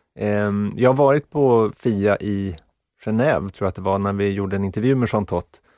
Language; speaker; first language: Swedish; native; Swedish